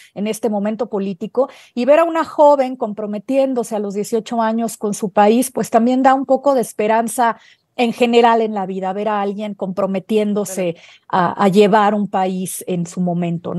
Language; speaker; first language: Spanish; native; Spanish